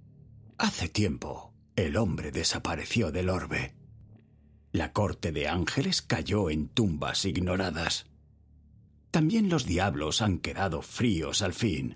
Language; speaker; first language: Spanish; native; Spanish